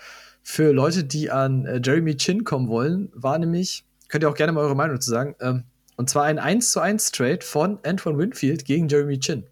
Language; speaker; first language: German; native; German